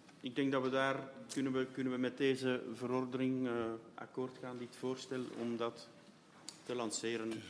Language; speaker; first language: Dutch; native; Dutch